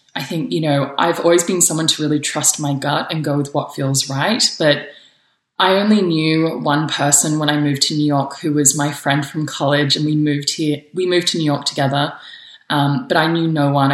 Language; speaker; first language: English; native; English